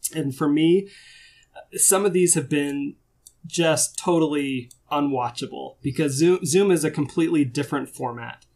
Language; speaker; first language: English; native; English